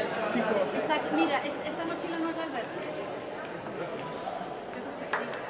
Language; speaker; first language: Spanish; native; Spanish